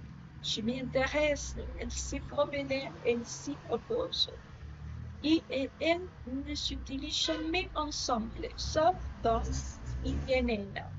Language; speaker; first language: French; non-native, learner; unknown